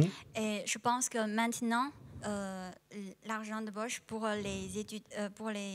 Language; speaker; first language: French; non-native, fluent; Chinese